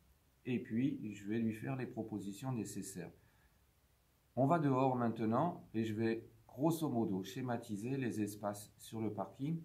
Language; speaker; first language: French; native; French